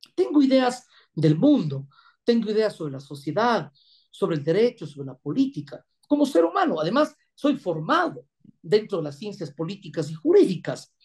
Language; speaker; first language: Spanish; native; Spanish